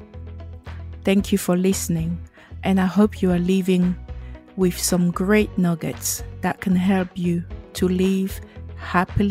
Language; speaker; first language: English; non-native, local second language; French